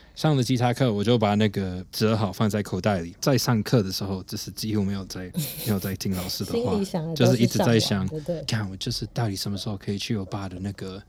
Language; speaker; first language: Chinese; non-native, fluent; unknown